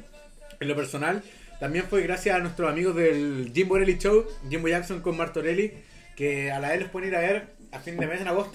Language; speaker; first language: Spanish; native; Spanish